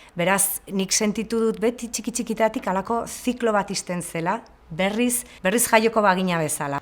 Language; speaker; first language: Basque; non-native, local second language; Spanish